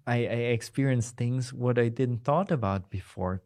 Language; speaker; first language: English; non-native, fluent; German